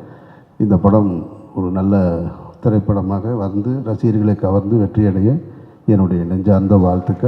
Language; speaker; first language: Tamil; native; Tamil